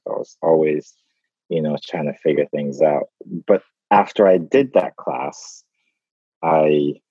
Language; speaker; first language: English; non-native, local second language; Igbo